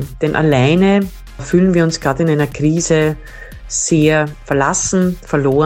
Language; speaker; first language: German; native; German